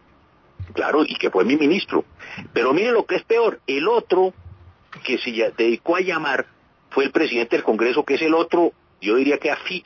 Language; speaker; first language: Spanish; native; Spanish